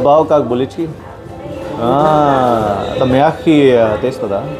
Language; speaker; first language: Russian; non-native, learner; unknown